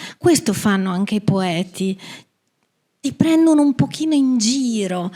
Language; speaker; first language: Italian; native; Italian